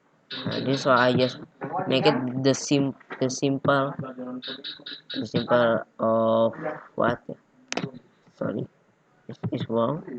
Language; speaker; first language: English; non-native, learner; Indonesian